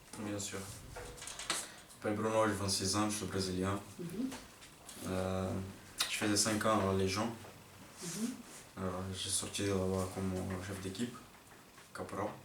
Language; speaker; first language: French; non-native, fluent; Portuguese